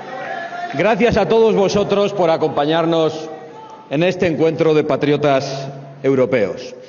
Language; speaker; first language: Spanish; native; Spanish